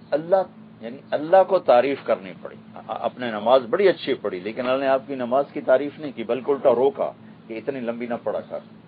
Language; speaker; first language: Urdu; non-native, local second language; Punjabi